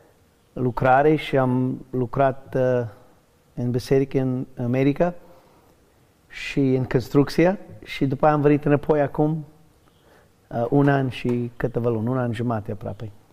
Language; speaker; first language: Romanian; non-native, learner; English